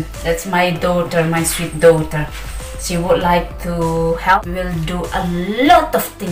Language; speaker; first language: English; non-native, learner; Indonesian